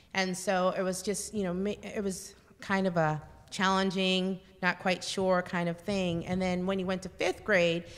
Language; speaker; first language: English; native; English